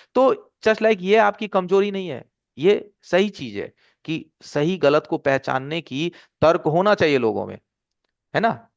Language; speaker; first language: Hindi; native; Hindi